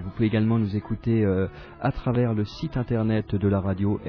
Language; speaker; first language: French; native; French